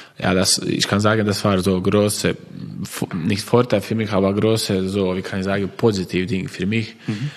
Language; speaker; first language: German; non-native, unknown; Croatian